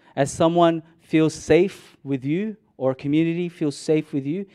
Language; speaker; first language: English; non-native, local second language; Cebuano